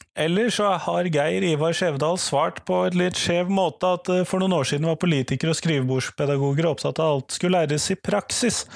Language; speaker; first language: Norwegian; native; Norwegian